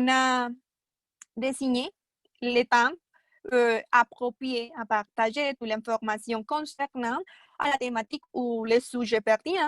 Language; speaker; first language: French; non-native, fluent; Spanish